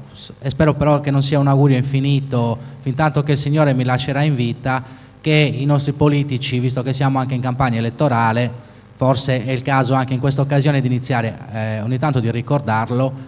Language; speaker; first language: Italian; native; Italian